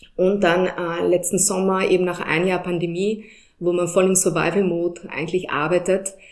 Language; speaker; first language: German; early bilingual, heritage; German